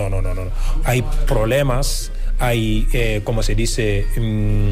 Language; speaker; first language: Spanish; non-native, fluent; Wolof